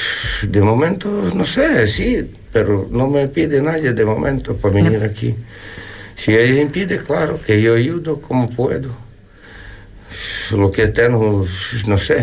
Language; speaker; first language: Spanish; non-native, learner; Ukrainian